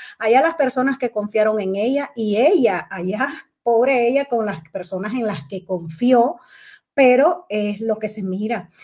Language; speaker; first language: Spanish; native; Spanish